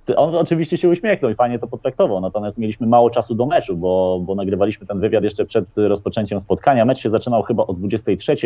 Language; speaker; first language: Polish; native; Polish